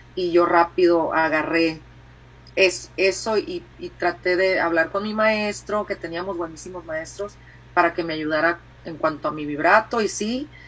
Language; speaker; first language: Spanish; native; Spanish